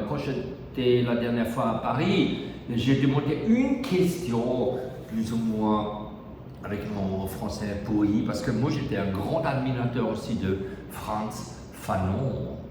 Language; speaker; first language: French; non-native, learner; German